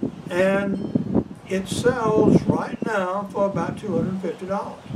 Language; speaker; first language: English; native; English